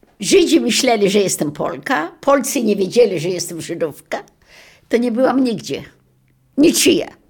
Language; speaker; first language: Polish; non-native, local second language; Yiddish